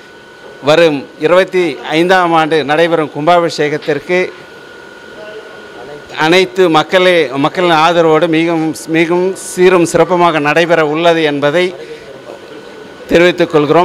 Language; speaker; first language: Tamil; native; Tamil